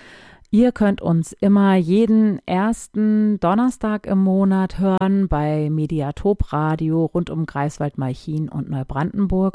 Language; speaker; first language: German; native; German